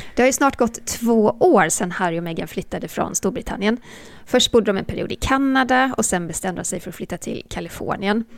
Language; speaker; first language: Swedish; native; Swedish